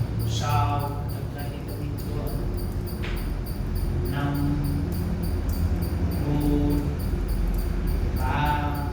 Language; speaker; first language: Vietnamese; non-native, learner; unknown